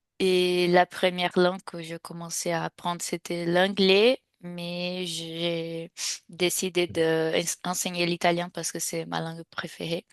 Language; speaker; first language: French; non-native, fluent; Portuguese